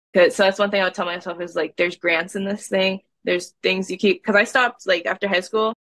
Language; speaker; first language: English; native; English